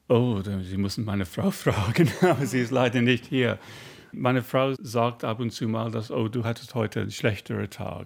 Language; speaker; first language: German; non-native, fluent; English